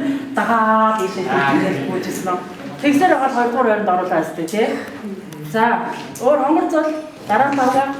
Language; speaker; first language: Mongolian; native; Mongolian